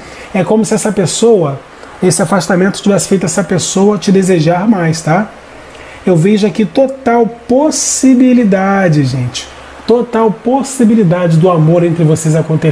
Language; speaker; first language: Portuguese; native; Portuguese